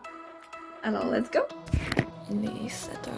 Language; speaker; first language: French; native; French